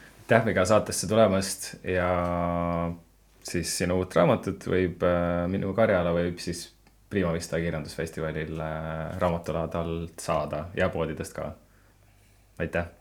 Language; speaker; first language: Estonian; native; Estonian